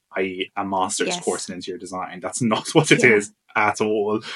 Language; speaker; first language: English; non-native, fluent; Maltese